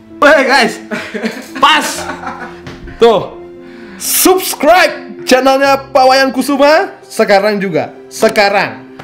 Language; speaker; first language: Indonesian; non-native, fluent; Russian